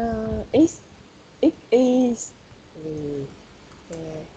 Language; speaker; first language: English; non-native, learner; Vietnamese